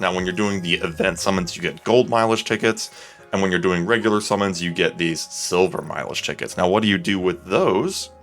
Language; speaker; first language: English; native; English